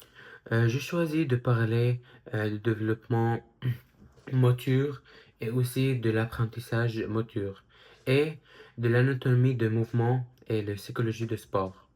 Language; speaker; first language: French; early bilingual, other home language; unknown